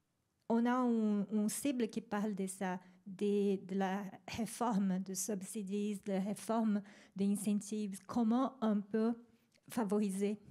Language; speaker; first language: French; non-native, fluent; Spanish